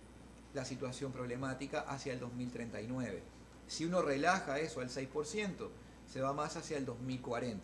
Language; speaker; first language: Spanish; native; Spanish